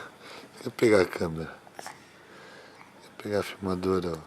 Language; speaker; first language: Portuguese; native; Portuguese